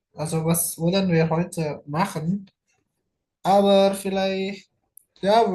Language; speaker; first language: German; non-native, fluent; Indonesian